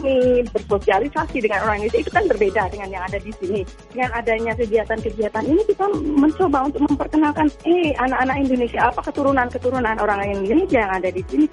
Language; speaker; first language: Indonesian; native; Indonesian